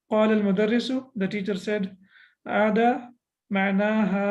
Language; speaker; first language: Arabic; non-native, fluent; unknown